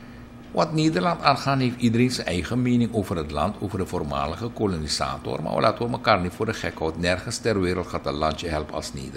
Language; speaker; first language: Dutch; native; Dutch